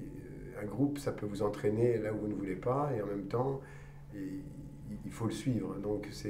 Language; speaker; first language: French; native; French